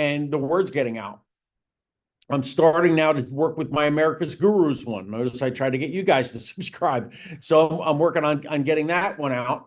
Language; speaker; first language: English; native; English